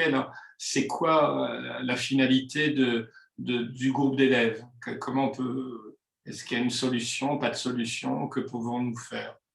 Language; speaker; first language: French; native; French